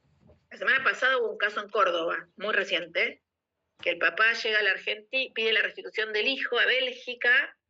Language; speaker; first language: Spanish; native; Spanish